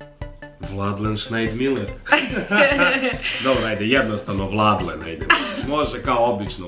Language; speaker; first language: Bosnian; native; Bosnian